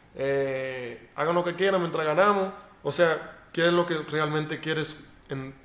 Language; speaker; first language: Spanish; early bilingual, heritage; Spanish